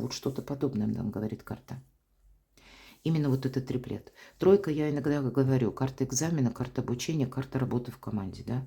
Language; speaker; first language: Russian; native; Russian